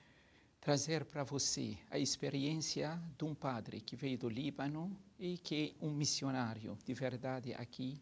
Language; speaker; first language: Portuguese; non-native, fluent; Arabic